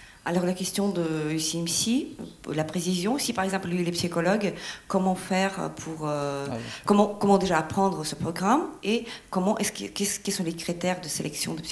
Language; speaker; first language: French; non-native, fluent; Ukrainian